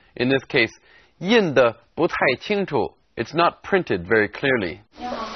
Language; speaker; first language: English; native; English